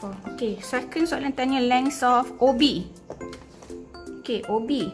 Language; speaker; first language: English; non-native, local second language; Malay